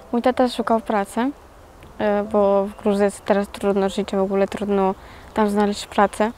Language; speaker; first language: Polish; early bilingual, other home language; Georgian